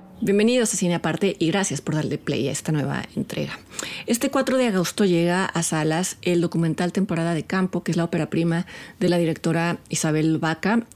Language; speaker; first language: Spanish; native; Spanish